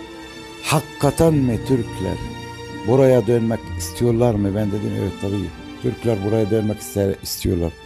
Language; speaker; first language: Turkish; non-native, fluent; Arabic